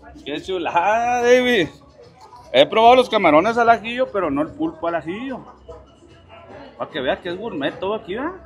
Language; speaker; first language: Spanish; native; Spanish